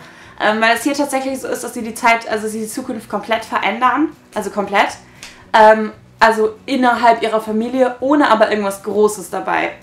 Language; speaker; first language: German; native; German